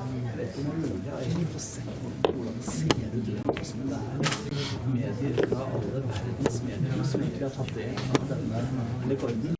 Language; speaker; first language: Norwegian; native; Norwegian